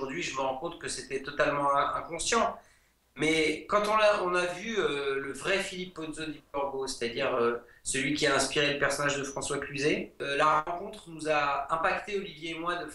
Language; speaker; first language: French; native; French